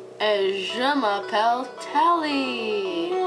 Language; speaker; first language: French; non-native, learner; English